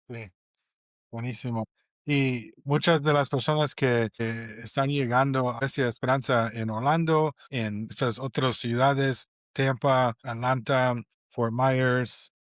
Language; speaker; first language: Spanish; non-native, fluent; English